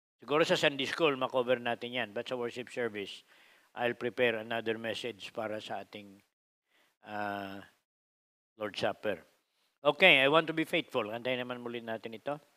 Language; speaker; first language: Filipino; non-native, local second language; Cebuano